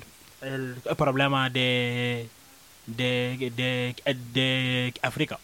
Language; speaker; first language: Spanish; non-native, learner; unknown